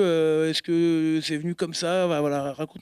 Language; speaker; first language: French; native; French